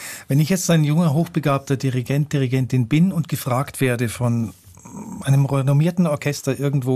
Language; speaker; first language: German; native; German